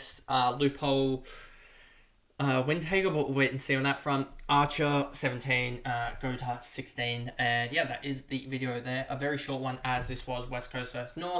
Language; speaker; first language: English; native; English